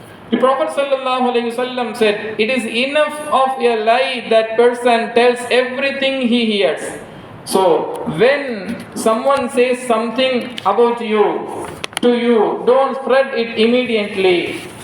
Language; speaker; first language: English; non-native, local second language; Tamil